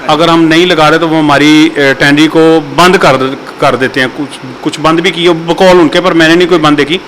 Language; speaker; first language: Urdu; non-native, local second language; Punjabi